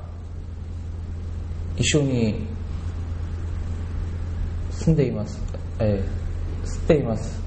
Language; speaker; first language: Japanese; non-native, learner; Korean